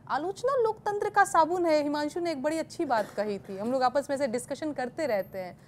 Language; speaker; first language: Hindi; native; Hindi